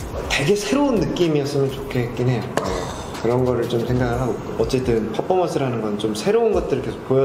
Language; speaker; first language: Korean; native; Korean